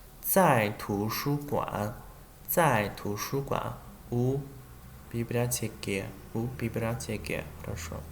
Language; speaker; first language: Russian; non-native, learner; Chinese